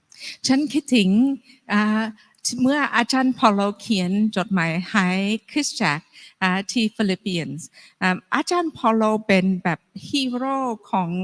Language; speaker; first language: Thai; non-native, fluent; English